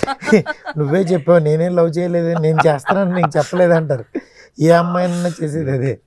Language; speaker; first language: Telugu; native; Telugu